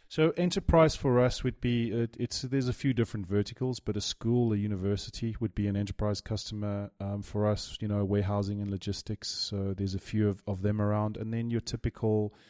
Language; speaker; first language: English; native; English